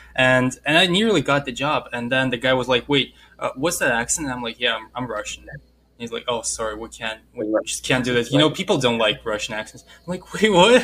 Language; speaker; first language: English; non-native, fluent; Russian